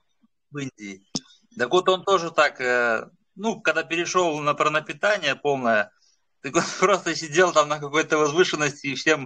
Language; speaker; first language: Russian; native; Russian